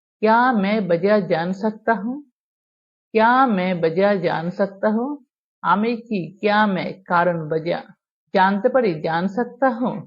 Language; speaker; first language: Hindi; non-native, fluent; Bangla